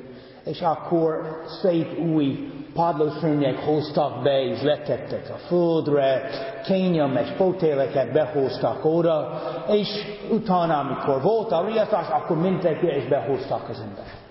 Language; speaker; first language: Hungarian; non-native, fluent; English